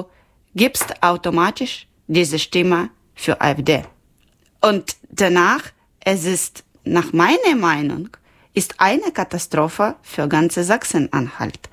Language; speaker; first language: German; non-native, local second language; Ukrainian